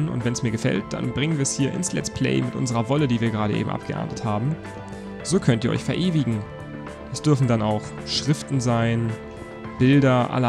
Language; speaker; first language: German; native; German